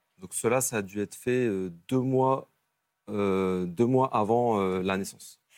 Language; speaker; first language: French; native; French